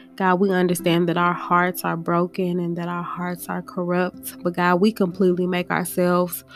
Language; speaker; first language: English; native; English